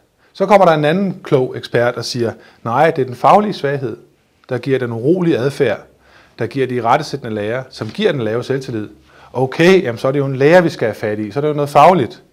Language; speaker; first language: Danish; native; Danish